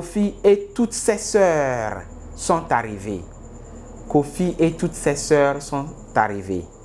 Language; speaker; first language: French; non-native, fluent; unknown